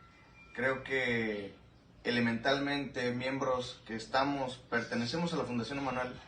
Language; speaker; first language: Spanish; native; Spanish